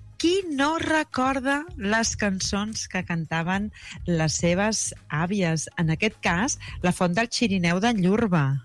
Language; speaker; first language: Catalan; native; Catalan